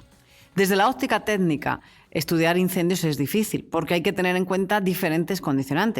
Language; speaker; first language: Spanish; native; Spanish